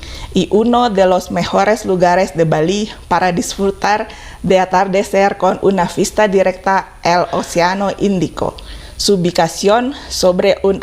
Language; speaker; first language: Spanish; non-native, fluent; Indonesian